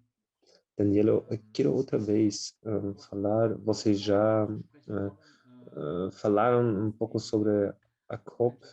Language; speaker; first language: Portuguese; non-native, fluent; German